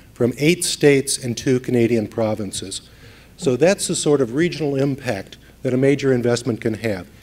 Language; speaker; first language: English; native; English